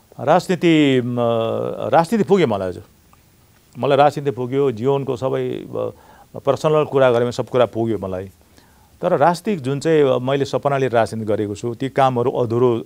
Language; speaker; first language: Nepali; native; Nepali